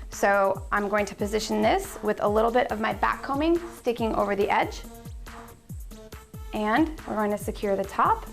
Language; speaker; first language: English; native; English